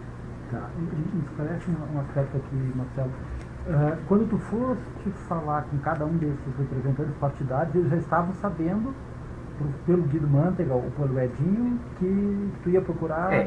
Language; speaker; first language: Portuguese; native; Portuguese